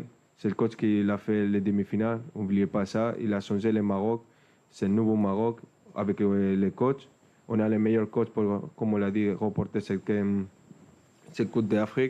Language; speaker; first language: French; non-native, fluent; Spanish